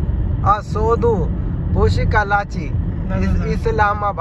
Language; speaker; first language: Chinese; non-native, learner; Urdu